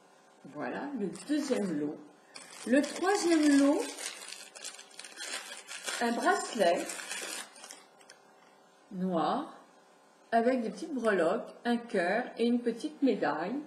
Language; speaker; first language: French; native; French